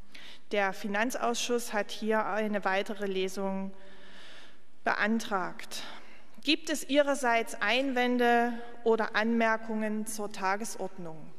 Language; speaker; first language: German; native; German